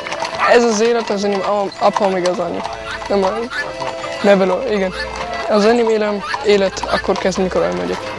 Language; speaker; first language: Hungarian; non-native, learner; German